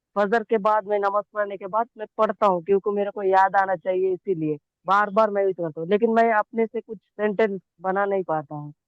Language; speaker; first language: Hindi; non-native, local second language; Bangla